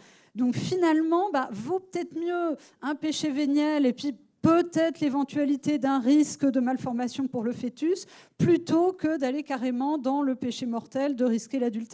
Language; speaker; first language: French; native; French